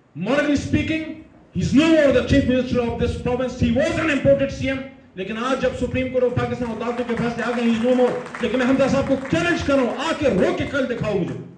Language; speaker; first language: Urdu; non-native, local second language; Pashto